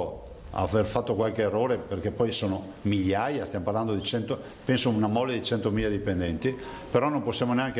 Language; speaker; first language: Italian; native; Italian